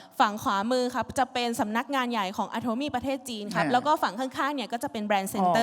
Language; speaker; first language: Thai; native; Thai